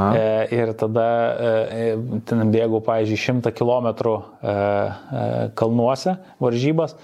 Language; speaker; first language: Lithuanian; native; Lithuanian